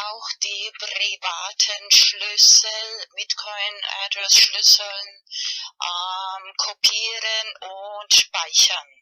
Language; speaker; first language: German; non-native, fluent; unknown